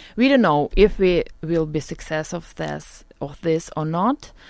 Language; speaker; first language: English; non-native, learner; Ukrainian